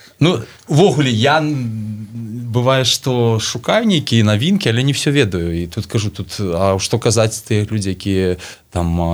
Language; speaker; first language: Belarusian; non-native, local second language; Russian